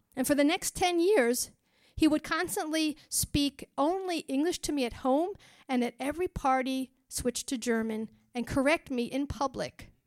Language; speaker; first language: English; native; English